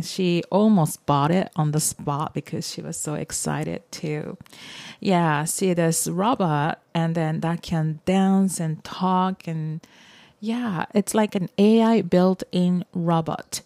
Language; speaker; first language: English; non-native, fluent; Japanese